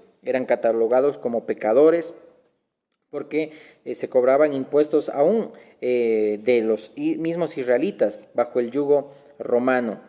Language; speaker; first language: Spanish; native; Spanish